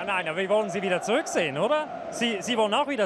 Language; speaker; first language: German; native; German